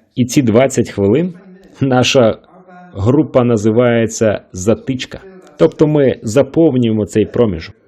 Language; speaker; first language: Ukrainian; non-native, fluent; English